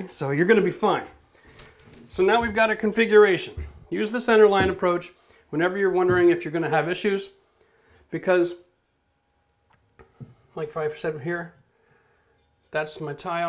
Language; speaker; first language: English; native; English